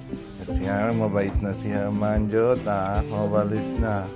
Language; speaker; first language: Filipino; non-native, learner; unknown